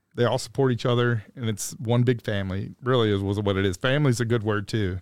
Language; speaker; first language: English; native; English